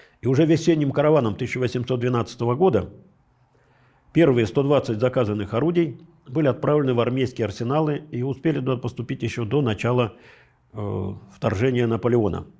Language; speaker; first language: Russian; native; Russian